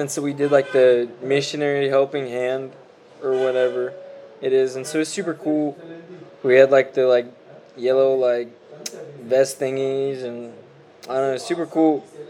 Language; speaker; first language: English; native; English